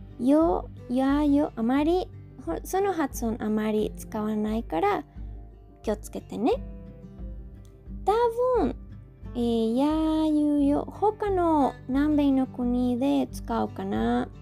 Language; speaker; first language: Japanese; non-native, learner; Spanish